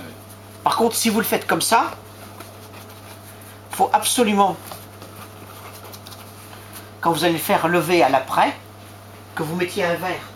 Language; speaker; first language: French; native; French